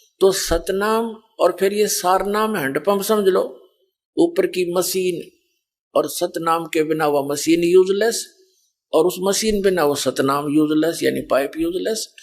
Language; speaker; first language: Hindi; native; Hindi